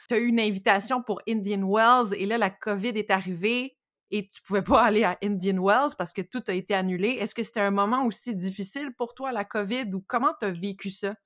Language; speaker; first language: French; native; French